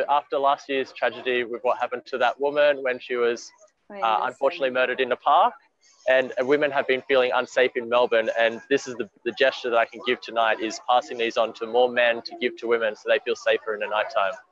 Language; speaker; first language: English; native; English